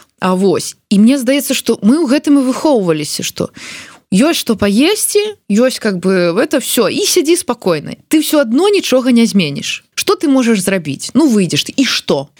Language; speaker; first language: Belarusian; non-native, local second language; Russian